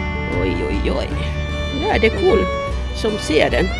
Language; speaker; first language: Swedish; non-native, learner; Thai